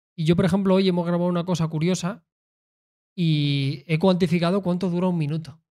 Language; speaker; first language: Spanish; native; Spanish